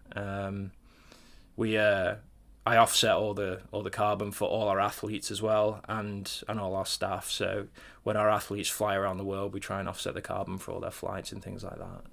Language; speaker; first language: English; native; English